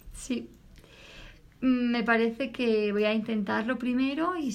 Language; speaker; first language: Spanish; native; Spanish